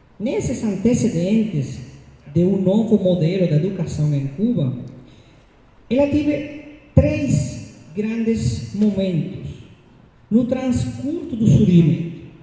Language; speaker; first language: Portuguese; non-native, fluent; Spanish